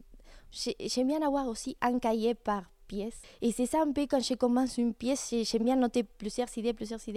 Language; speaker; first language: French; non-native, fluent; Spanish